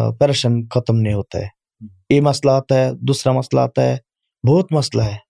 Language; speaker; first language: Urdu; non-native, learner; Bangla